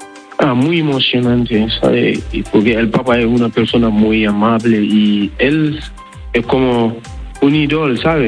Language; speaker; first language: Spanish; non-native, learner; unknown